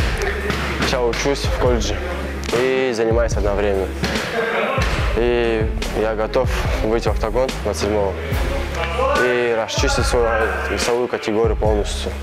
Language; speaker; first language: Russian; non-native, local second language; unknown